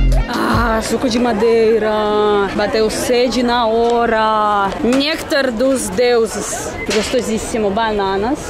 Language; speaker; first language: Portuguese; non-native, fluent; Russian